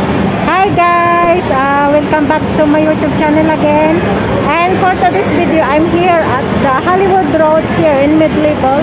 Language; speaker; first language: English; non-native, local second language; Filipino